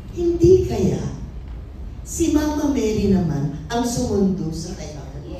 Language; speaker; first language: Filipino; native; Filipino